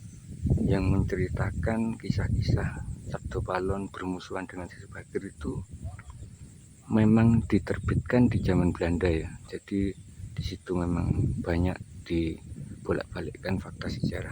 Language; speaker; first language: Indonesian; non-native, local second language; Javanese